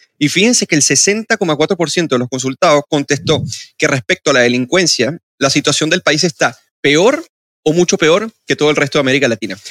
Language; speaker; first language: Spanish; native; Spanish